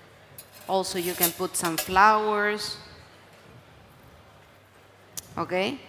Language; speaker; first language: English; non-native, learner; Spanish